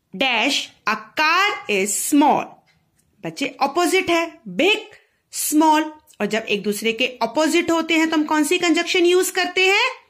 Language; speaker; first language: Hindi; native; Hindi